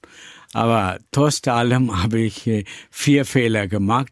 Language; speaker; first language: German; non-native, learner; Tamil